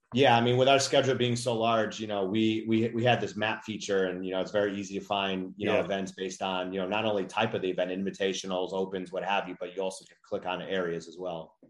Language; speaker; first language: English; native; English